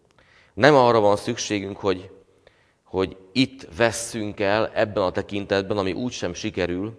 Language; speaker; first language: Hungarian; native; Hungarian